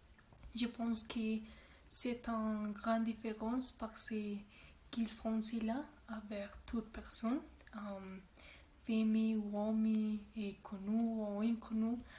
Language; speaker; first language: French; non-native, learner; Spanish